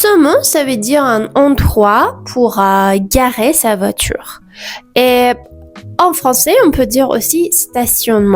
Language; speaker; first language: French; non-native, fluent; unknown